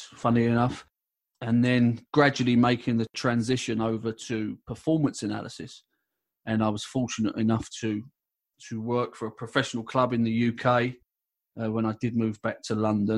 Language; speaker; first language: English; native; English